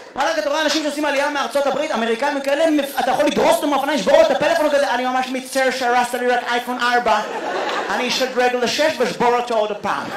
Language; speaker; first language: Hebrew; native; Hebrew